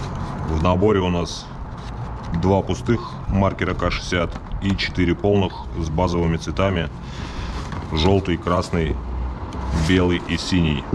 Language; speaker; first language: Russian; native; Russian